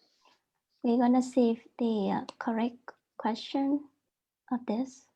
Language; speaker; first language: English; non-native, learner; Vietnamese